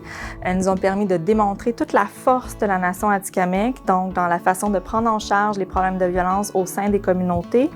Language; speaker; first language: French; native; French